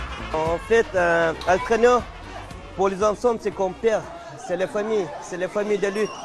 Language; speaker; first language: French; non-native, learner; Chechen